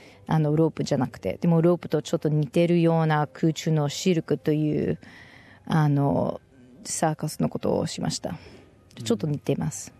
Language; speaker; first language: Japanese; non-native, fluent; English